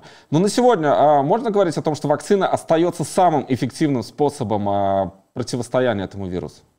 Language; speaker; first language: Russian; native; Russian